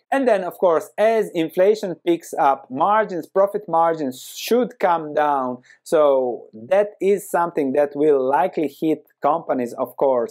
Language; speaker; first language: English; non-native, fluent; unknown